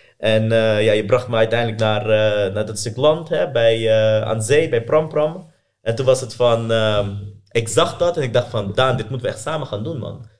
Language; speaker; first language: Dutch; early bilingual, other home language; Persian